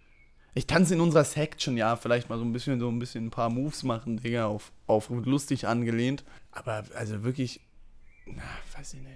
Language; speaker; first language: German; native; German